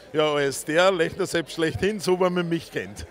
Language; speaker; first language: German; native; German